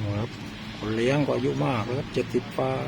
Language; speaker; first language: Thai; native; Thai